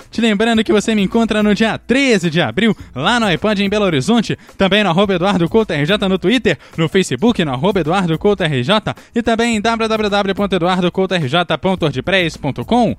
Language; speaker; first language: Portuguese; native; Portuguese